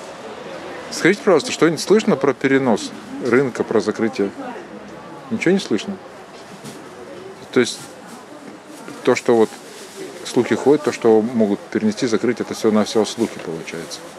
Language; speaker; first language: Russian; native; Russian